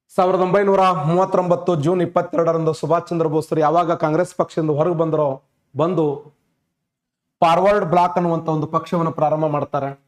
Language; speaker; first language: Kannada; native; Kannada